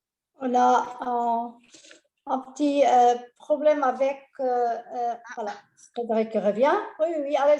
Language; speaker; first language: French; non-native, fluent; Portuguese